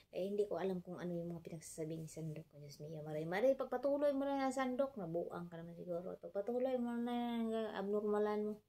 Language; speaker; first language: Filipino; non-native, local second language; Cebuano